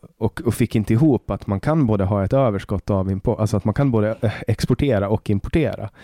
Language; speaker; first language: Swedish; native; Swedish